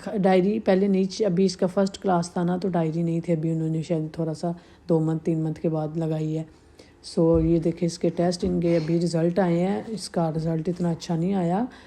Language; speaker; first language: Urdu; native; Urdu